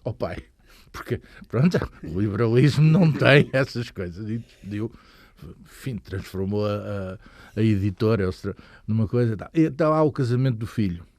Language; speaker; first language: Portuguese; native; Portuguese